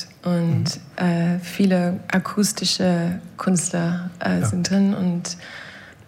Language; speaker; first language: German; non-native, learner; English